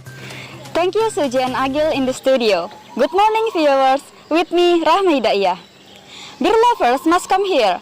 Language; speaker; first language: English; non-native, learner; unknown